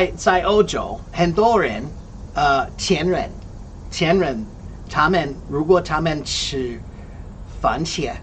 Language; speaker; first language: Chinese; non-native, learner; English